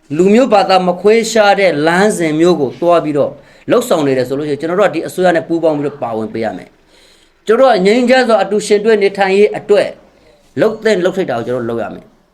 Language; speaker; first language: Burmese; non-native, local second language; Rohingya